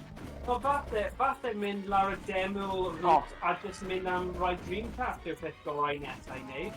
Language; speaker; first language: Welsh; native; Welsh